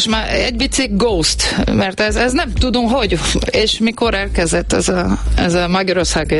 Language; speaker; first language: Hungarian; non-native, learner; Portuguese